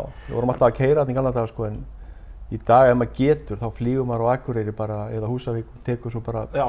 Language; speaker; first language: Icelandic; native; Icelandic